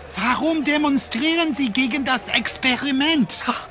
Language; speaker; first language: German; non-native, learner; English